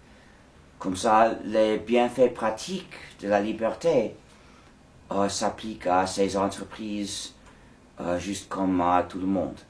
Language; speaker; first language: French; non-native, fluent; English